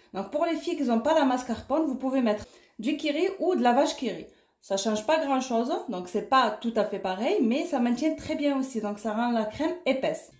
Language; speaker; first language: French; non-native, local second language; Arabic